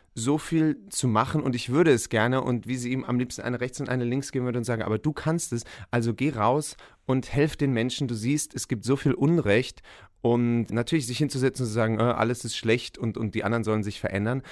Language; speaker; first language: German; native; German